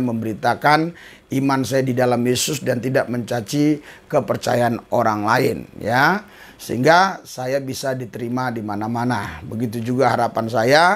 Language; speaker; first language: Indonesian; native; Indonesian